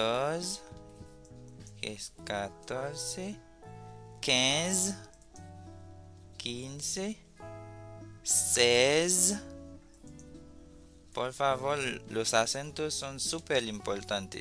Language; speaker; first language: Spanish; non-native, fluent; Haitian Creole